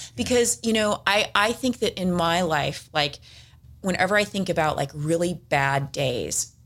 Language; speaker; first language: English; native; English